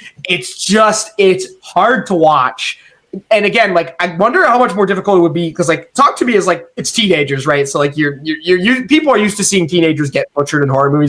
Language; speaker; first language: English; native; English